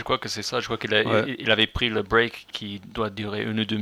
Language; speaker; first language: French; non-native, fluent; English